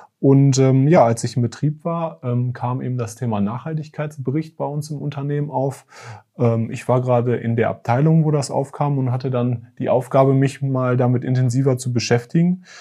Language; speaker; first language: German; native; German